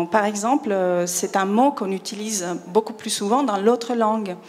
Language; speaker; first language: French; non-native, fluent; Spanish